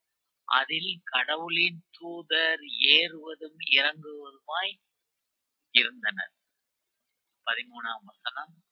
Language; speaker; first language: Tamil; native; Tamil